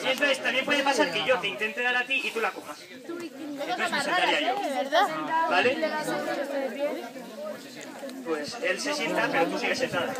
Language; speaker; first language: Spanish; native; Spanish